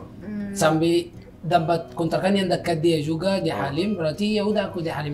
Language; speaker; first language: Indonesian; non-native, learner; Arabic